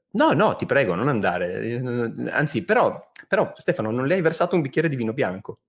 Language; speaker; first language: Italian; native; Italian